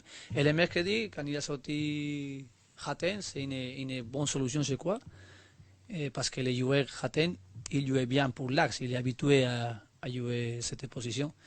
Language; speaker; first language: French; non-native, learner; Spanish